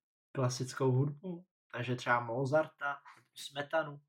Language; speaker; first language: Czech; non-native, fluent; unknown